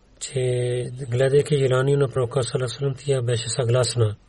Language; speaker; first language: Bulgarian; non-native, learner; Urdu